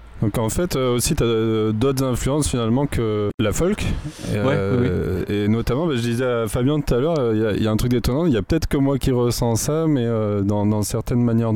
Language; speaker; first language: French; native; French